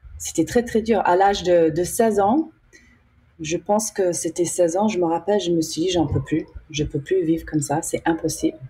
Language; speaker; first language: French; early bilingual, heritage; English